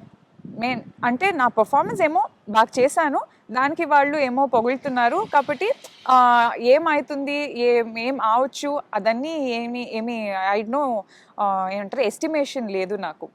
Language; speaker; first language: Telugu; non-native, learner; Kannada